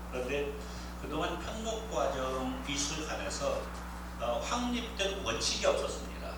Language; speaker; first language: Korean; native; Korean